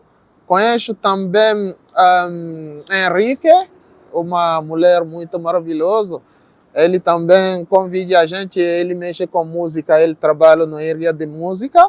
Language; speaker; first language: Portuguese; non-native, learner; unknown